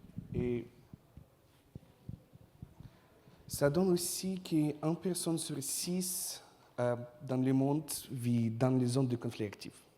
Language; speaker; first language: French; non-native, fluent; Russian